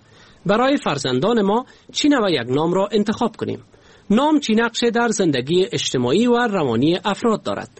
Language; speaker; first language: Persian; native; Persian